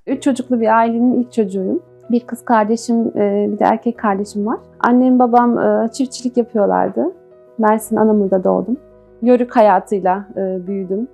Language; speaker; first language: Turkish; native; Turkish